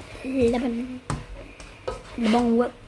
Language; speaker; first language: French; non-native, learner; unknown